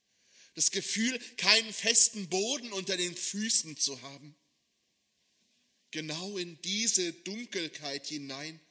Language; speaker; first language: German; native; German